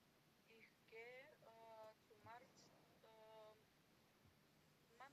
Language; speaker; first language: German; non-native, learner; Macedonian